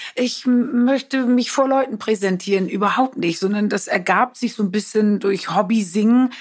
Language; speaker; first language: German; non-native, local second language; Low German